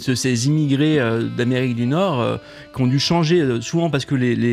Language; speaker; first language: French; native; French